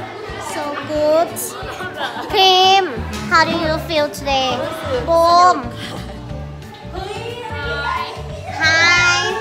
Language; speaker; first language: English; non-native, learner; Thai